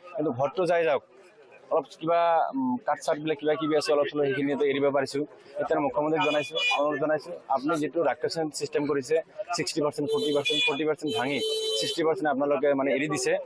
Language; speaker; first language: Assamese; non-native, local second language; Bangla